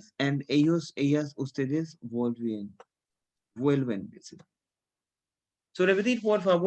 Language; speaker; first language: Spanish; non-native, fluent; Hindi